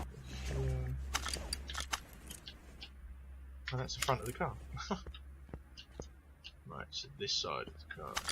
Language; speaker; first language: English; native; English